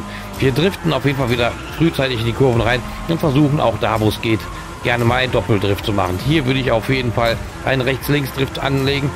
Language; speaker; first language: German; native; German